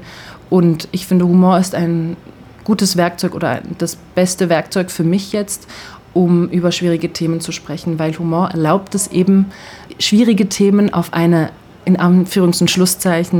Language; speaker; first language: German; early bilingual, other home language; Turkish